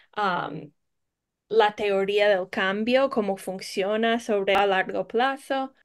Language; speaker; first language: Spanish; non-native, fluent; English